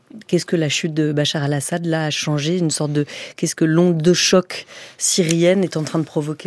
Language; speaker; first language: French; native; French